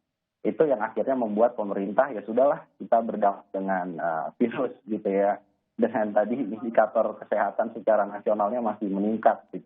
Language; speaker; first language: Indonesian; native; Indonesian